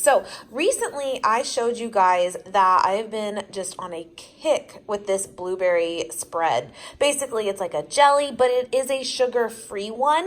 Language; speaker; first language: English; native; English